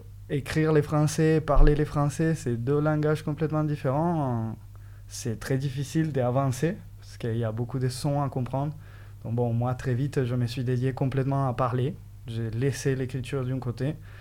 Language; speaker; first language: French; non-native, fluent; Spanish